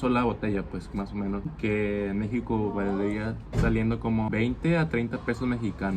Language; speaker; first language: Spanish; native; Spanish